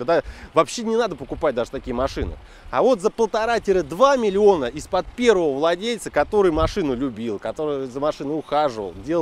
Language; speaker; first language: Russian; native; Russian